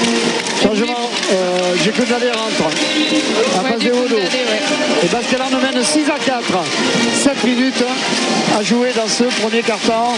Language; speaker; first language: French; native; French